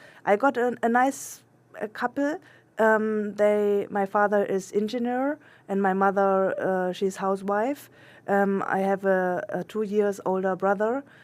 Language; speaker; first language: English; non-native, local second language; German